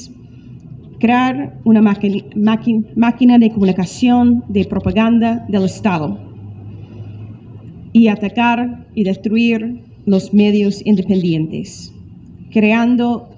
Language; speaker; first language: Spanish; non-native, fluent; English